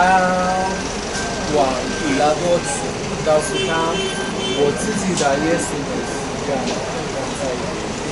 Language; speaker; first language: Chinese; non-native, fluent; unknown